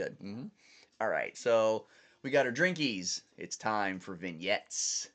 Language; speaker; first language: English; native; English